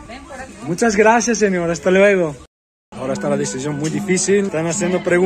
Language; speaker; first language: Spanish; non-native, learner; Italian